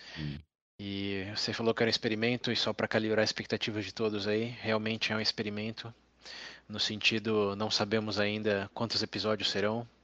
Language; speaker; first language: Portuguese; native; Portuguese